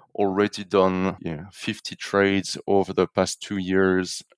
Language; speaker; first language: English; non-native, fluent; French